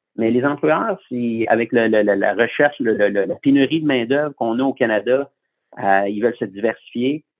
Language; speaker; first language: French; native; French